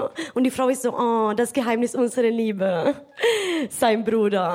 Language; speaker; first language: German; non-native, fluent; Italian